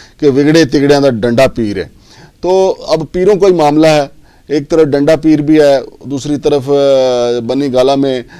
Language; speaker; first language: Urdu; native; Urdu